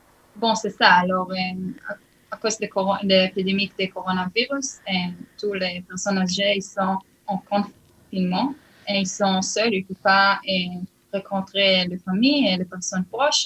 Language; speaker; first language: French; early bilingual, heritage; Hebrew